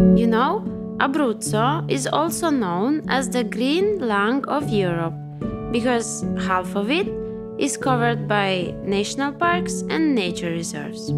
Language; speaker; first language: English; non-native, fluent; Romanian